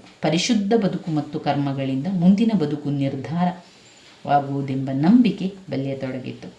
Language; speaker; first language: Kannada; native; Kannada